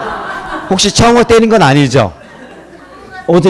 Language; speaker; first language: Korean; native; Korean